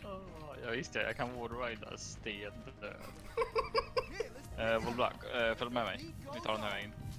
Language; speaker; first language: Swedish; native; Swedish